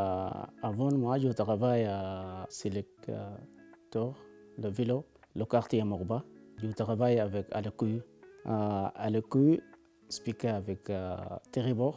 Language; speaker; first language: French; non-native, learner; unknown